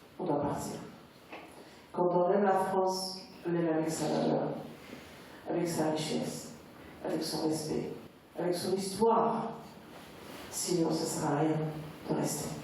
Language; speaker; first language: French; non-native, local second language; Arabic